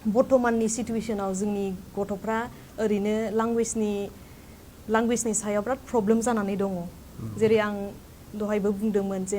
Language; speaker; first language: Bodo; non-native, local second language; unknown